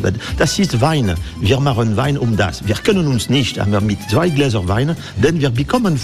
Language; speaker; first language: German; non-native, learner; French